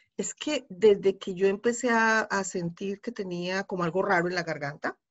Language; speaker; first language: Spanish; native; Spanish